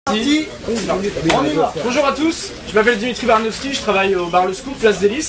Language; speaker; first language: French; non-native, fluent; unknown